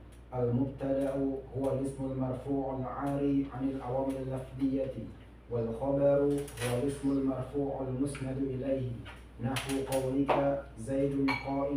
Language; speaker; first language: Arabic; non-native, learner; Indonesian